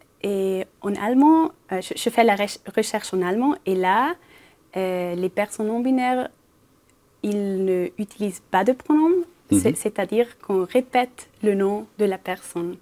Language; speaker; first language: French; non-native, local second language; German